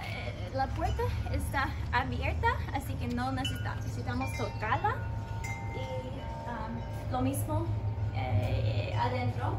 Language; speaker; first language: Spanish; non-native, learner; English